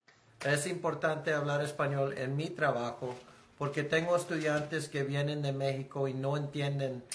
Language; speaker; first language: Spanish; early bilingual, heritage; Spanish